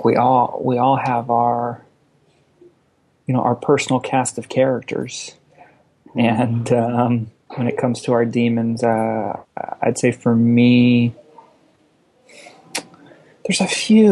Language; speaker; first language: English; native; English